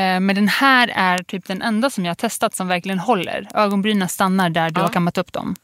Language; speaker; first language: Swedish; early bilingual, other home language; Kurdish